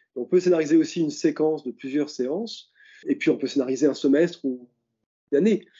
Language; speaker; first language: French; native; French